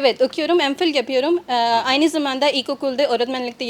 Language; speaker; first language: Turkish; non-native, learner; Urdu